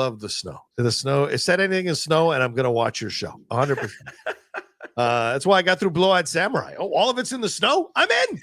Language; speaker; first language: English; native; English